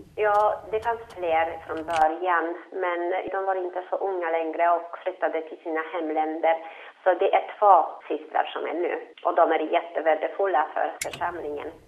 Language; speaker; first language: Swedish; non-native, fluent; Polish